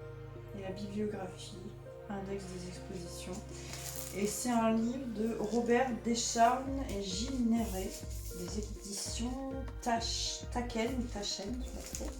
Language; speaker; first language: French; native; French